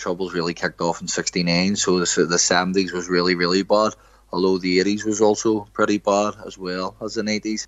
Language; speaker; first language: English; native; English